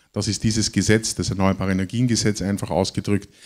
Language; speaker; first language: German; native; German